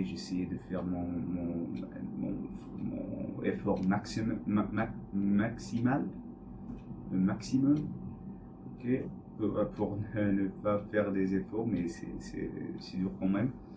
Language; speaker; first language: French; non-native, learner; English